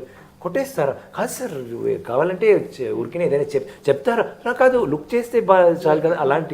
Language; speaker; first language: Telugu; non-native, learner; Tamil